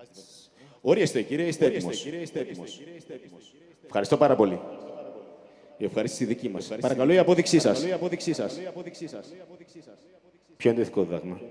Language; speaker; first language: Greek; native; Greek